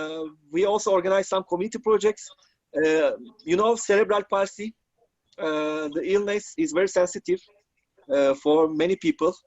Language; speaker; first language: English; non-native, fluent; Turkish